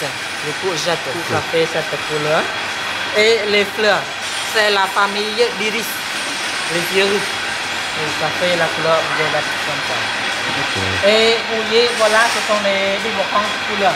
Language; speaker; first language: French; non-native, fluent; Khmer